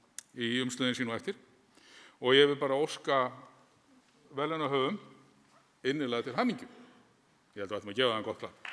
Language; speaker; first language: Icelandic; native; Icelandic